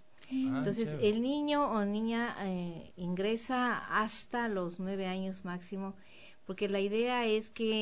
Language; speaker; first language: Spanish; native; Spanish